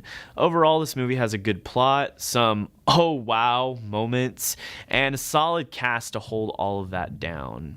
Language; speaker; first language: English; native; English